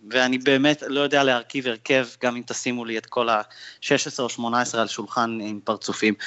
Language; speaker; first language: Hebrew; native; Hebrew